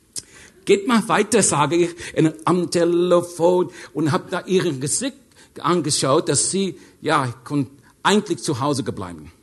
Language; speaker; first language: German; non-native, learner; English